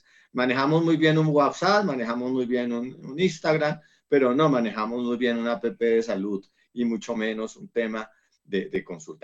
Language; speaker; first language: Spanish; native; Spanish